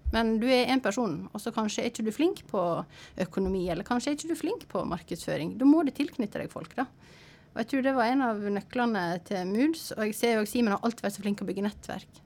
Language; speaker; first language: Norwegian; native; Norwegian